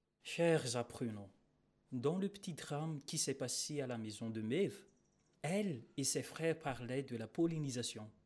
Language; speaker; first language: French; non-native, local second language; Malagasy